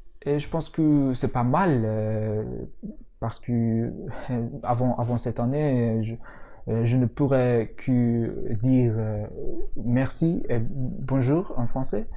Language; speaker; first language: French; non-native, learner; Mongolian